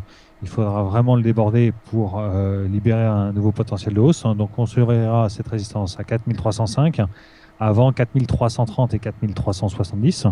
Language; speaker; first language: French; native; French